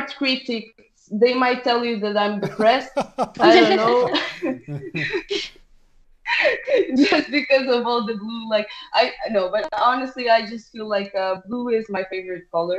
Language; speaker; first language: English; non-native, fluent; Portuguese